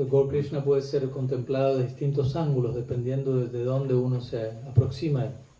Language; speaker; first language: Spanish; native; Spanish